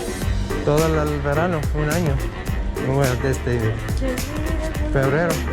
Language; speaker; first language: Spanish; non-native, learner; English